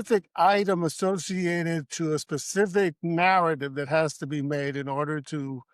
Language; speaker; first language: English; native; English